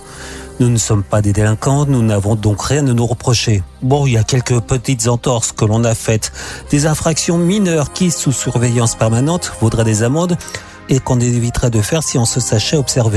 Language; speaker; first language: French; native; French